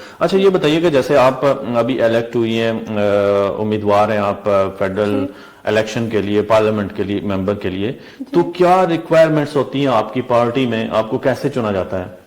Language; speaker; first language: Urdu; native; Urdu